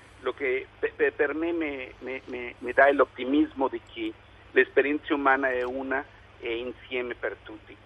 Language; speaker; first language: Italian; non-native, learner; Spanish